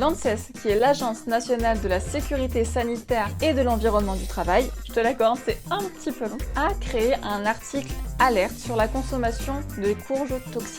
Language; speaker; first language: French; native; French